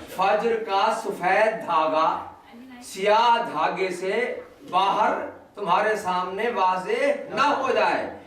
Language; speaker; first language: Urdu; native; Urdu